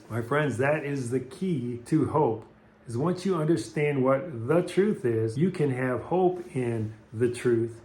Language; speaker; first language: English; native; English